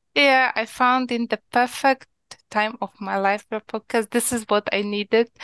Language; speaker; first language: English; non-native, learner; Ukrainian